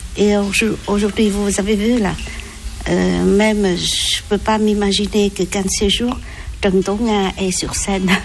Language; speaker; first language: French; non-native, local second language; Vietnamese